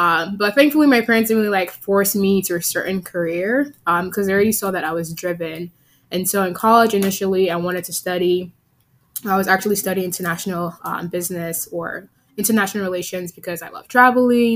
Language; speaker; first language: English; native; English